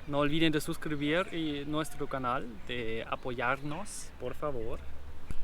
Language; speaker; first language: Spanish; non-native, learner; German